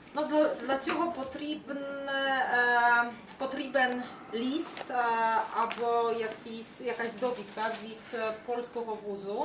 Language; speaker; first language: Ukrainian; non-native, fluent; Polish